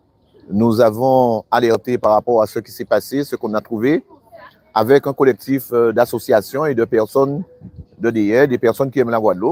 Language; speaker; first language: French; native; French